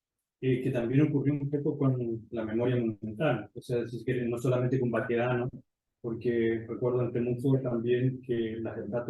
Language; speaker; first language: Spanish; native; Spanish